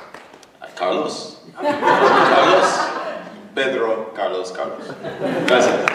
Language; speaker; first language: Spanish; non-native, learner; English